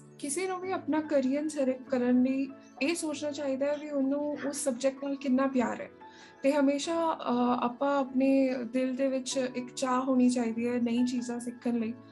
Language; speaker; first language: Punjabi; non-native, local second language; Tamil